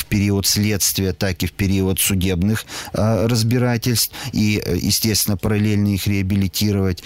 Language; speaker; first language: Russian; native; Russian